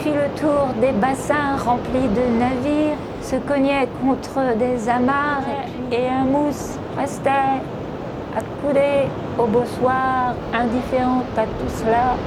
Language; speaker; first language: French; native; French